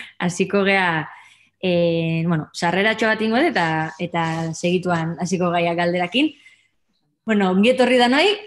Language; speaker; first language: Basque; native; Basque